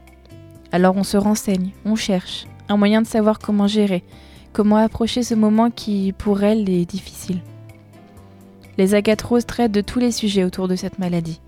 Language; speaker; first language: French; native; French